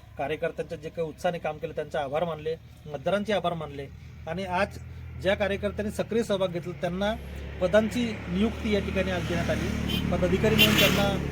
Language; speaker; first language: Marathi; non-native, local second language; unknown